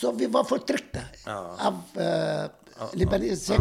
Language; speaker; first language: Swedish; non-native, fluent; Arabic